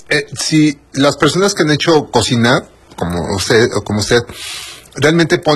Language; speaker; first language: Spanish; native; Spanish